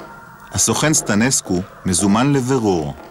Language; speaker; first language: Hebrew; native; Hebrew